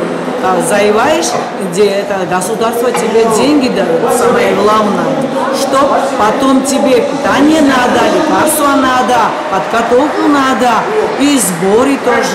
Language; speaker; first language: Russian; non-native, learner; Georgian